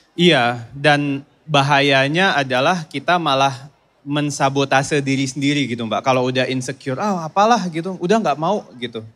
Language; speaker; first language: Indonesian; native; Indonesian